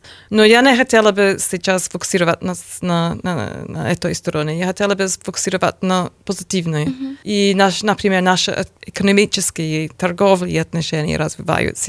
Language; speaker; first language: Russian; non-native, learner; English